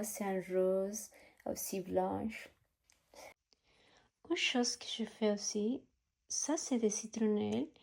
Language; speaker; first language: French; non-native, learner; Spanish